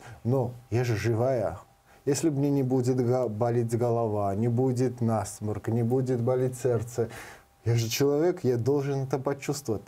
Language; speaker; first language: Russian; non-native, learner; Georgian